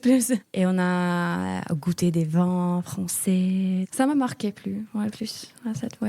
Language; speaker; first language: French; non-native, fluent; Finnish